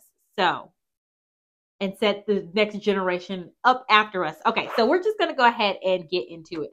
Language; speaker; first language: English; native; English